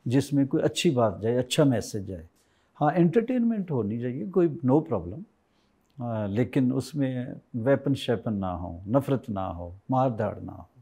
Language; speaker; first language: Hindi; native; Hindi